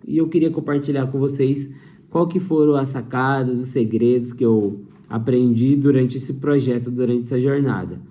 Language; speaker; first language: Portuguese; native; Portuguese